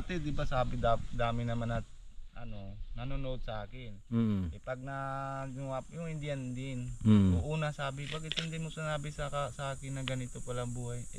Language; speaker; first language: Filipino; non-native, fluent; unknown